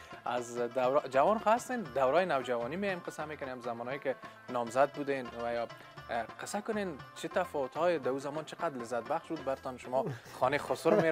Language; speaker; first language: Persian; native; Persian